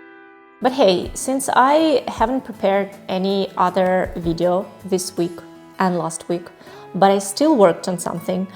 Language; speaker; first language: English; non-native, fluent; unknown